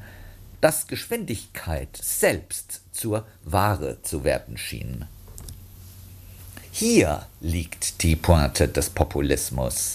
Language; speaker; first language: German; native; German